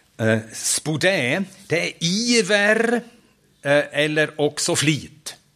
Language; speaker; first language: Swedish; non-native, fluent; German